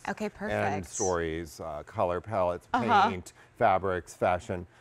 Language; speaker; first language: English; native; English